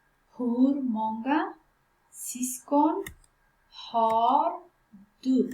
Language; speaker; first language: Swedish; non-native, fluent; Pashto